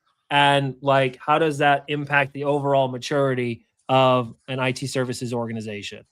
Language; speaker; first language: English; native; English